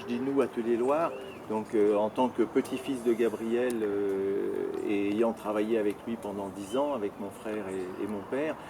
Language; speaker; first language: French; native; French